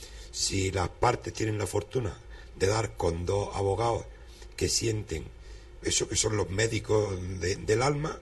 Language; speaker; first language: Spanish; native; Spanish